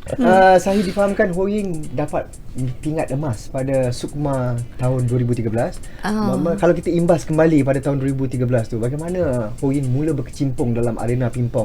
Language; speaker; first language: Malay; native; Malay